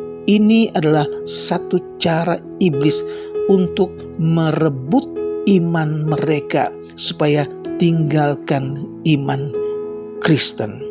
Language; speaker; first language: Indonesian; native; Indonesian